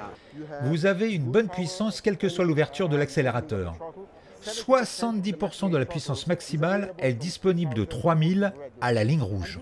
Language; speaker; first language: French; native; French